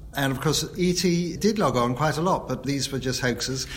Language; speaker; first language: English; native; English